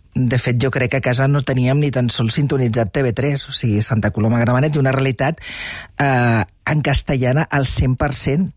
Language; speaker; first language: Catalan; non-native, local second language; Spanish